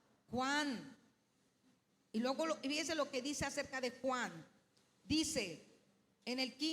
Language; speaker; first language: Spanish; native; Spanish